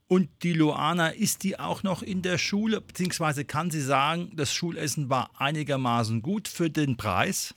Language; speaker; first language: German; native; German